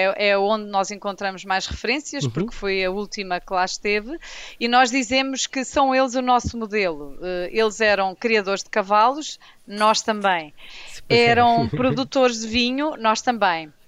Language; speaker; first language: Portuguese; native; Portuguese